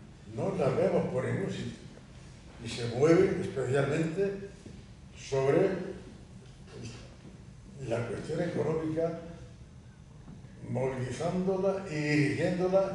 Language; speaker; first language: Spanish; native; Spanish